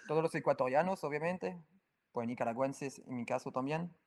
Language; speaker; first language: Spanish; non-native, fluent; French